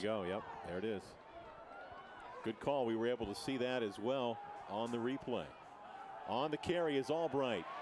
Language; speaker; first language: English; native; English